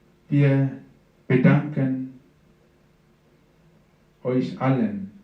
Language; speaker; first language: German; non-native, fluent; Sinhala